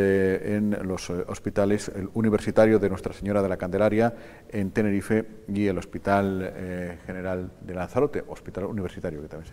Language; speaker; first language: Spanish; native; Spanish